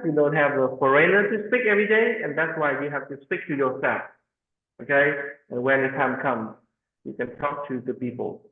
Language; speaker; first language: English; non-native, fluent; Vietnamese